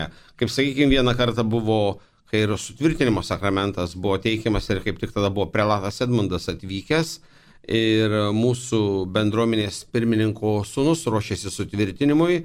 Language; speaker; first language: Lithuanian; native; Lithuanian